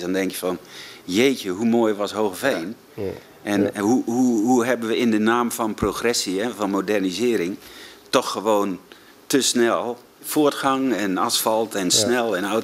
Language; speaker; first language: Dutch; native; Dutch